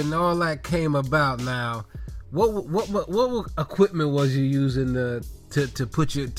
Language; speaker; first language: English; native; English